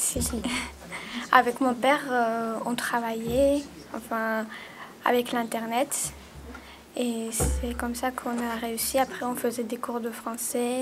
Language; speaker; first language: French; non-native, learner; Georgian